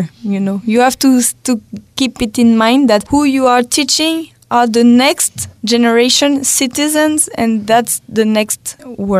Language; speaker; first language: English; non-native, fluent; French